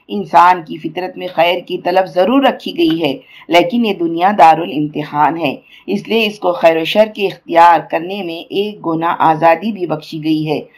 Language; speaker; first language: Urdu; native; Urdu